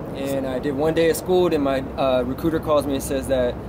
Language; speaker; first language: English; native; English